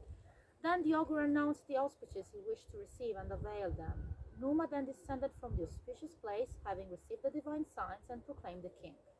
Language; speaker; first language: English; non-native, fluent; Italian